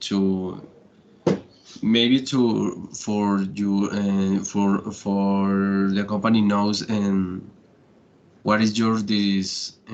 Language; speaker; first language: English; non-native, learner; Spanish